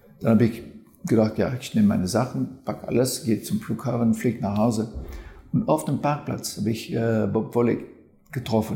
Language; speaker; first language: German; non-native, fluent; French